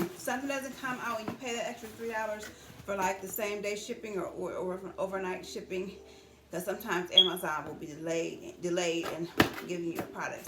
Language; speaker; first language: English; native; English